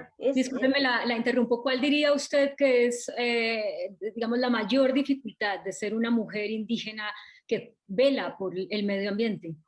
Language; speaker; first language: Spanish; native; Spanish